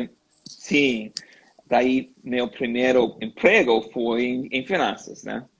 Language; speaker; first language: Portuguese; non-native, learner; English